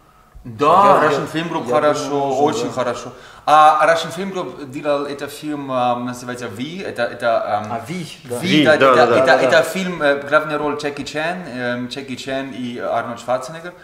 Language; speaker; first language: Russian; non-native, learner; German